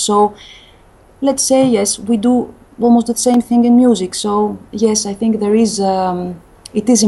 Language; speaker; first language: English; non-native, fluent; Greek